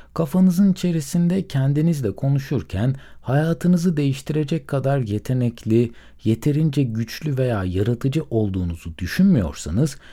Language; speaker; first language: Turkish; native; Turkish